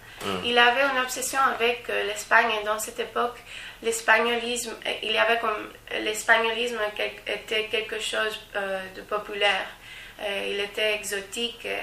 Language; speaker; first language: French; non-native, learner; Spanish